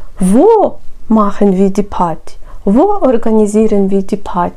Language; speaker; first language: German; non-native, fluent; Ukrainian